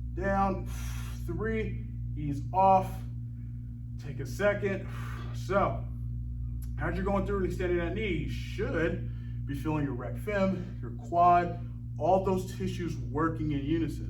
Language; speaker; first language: English; native; English